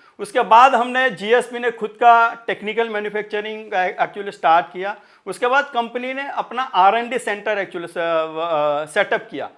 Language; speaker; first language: Hindi; non-native, local second language; Marathi